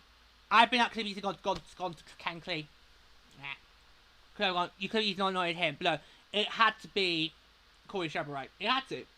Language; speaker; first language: English; native; English